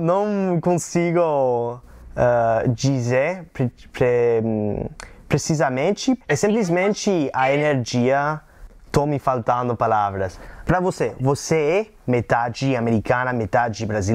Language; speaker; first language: Portuguese; non-native, learner; English